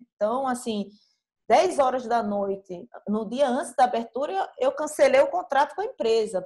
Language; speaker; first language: Portuguese; native; Portuguese